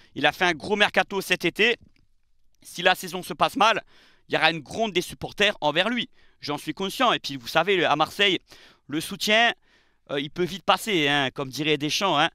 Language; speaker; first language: French; native; French